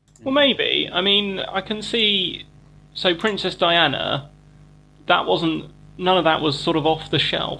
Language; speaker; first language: English; native; English